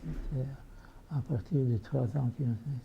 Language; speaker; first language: French; non-native, fluent; Yiddish